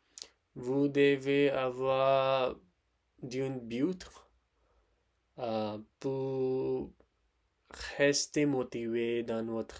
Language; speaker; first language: French; non-native, learner; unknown